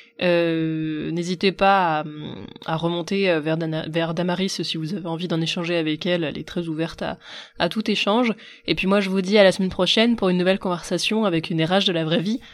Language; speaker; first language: French; native; French